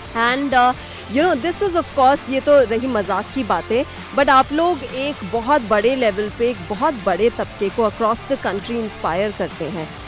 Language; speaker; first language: Hindi; native; Hindi